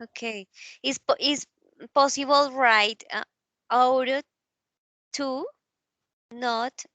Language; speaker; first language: English; non-native, learner; Spanish